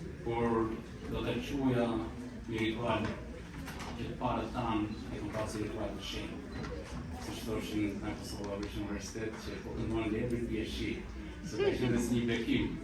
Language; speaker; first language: Albanian; native; Albanian